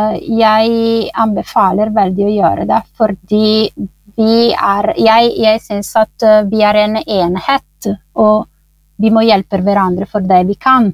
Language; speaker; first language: Norwegian; non-native, fluent; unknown